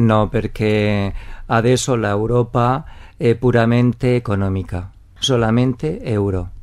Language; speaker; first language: Italian; non-native, learner; Spanish